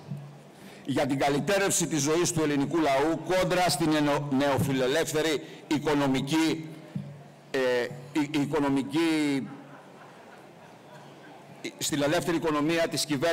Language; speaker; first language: Greek; native; Greek